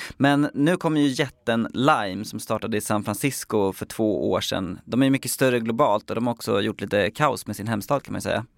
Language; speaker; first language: Swedish; native; Swedish